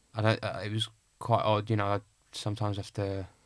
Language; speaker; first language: English; native; English